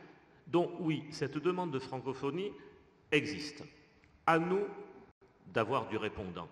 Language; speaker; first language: French; native; French